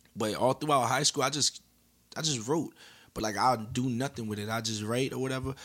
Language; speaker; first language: English; native; English